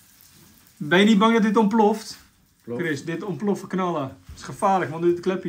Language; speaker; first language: Dutch; native; Dutch